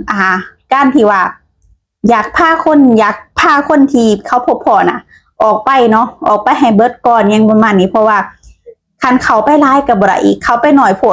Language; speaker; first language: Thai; non-native, local second language; Lao